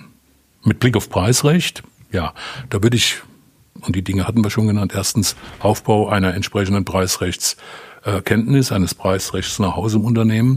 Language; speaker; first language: German; native; German